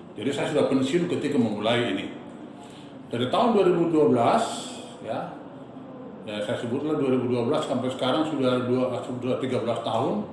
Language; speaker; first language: Indonesian; non-native, local second language; Batak Toba